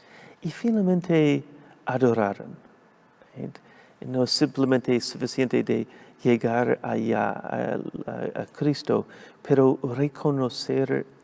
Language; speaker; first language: Spanish; non-native, fluent; English